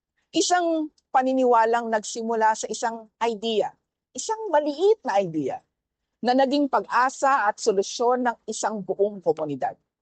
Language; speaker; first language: Filipino; native; Filipino